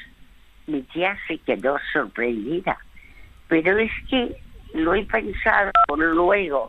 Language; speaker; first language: Spanish; early bilingual, other home language; French